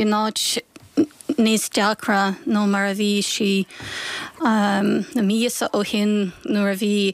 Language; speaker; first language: Irish; non-native, fluent; Ukrainian